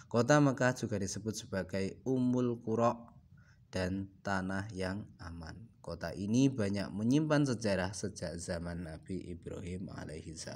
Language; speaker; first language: Indonesian; native; Indonesian